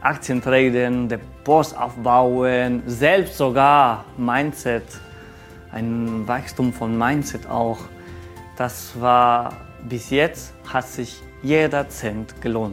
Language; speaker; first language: German; non-native, learner; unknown